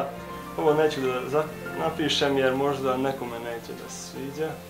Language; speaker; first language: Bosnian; non-native, local second language; Hungarian